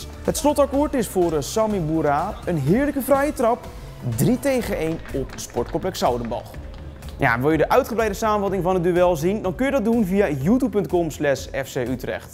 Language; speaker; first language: Dutch; native; Dutch